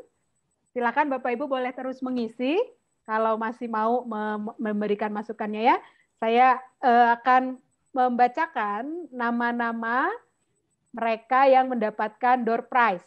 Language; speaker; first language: Indonesian; native; Indonesian